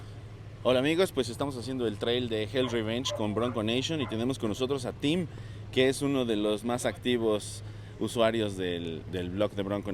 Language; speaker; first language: Spanish; native; Spanish